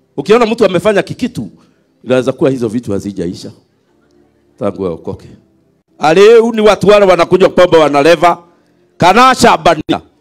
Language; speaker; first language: Swahili; non-native, local second language; Kikuyu